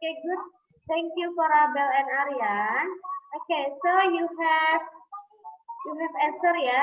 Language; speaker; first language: English; non-native, fluent; Indonesian